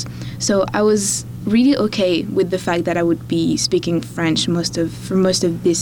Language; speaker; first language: English; non-native, fluent; French